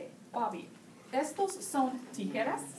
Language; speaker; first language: Spanish; non-native, learner; English